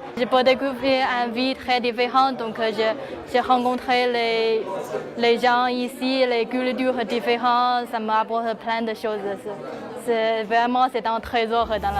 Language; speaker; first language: French; non-native, learner; Chinese